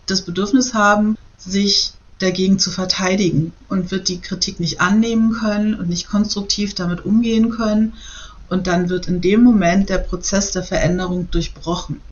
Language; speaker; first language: German; native; German